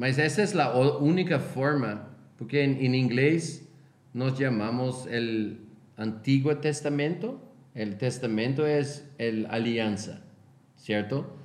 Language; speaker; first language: Spanish; non-native, fluent; Portuguese